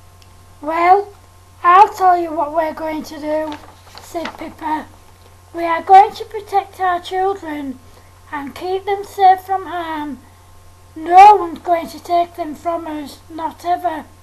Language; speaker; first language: English; native; English